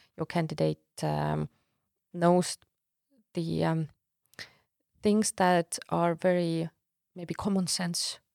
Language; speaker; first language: English; non-native, fluent; Estonian